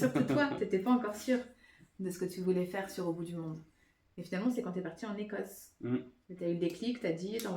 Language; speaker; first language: French; native; French